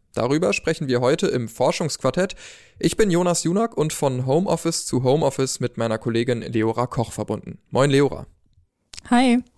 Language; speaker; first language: German; native; German